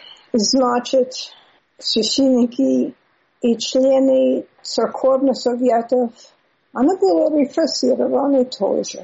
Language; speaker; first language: Russian; non-native, learner; English